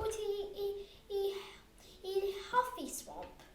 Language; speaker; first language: Welsh; non-native, local second language; English